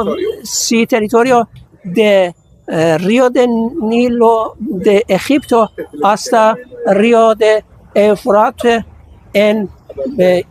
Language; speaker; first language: Spanish; non-native, fluent; Persian